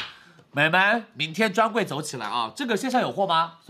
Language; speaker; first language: Chinese; native; Chinese